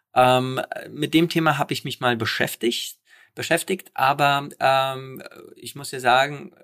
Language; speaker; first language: German; early bilingual, other home language; Polish